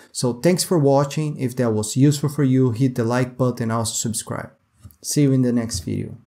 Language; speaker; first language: English; non-native, fluent; Portuguese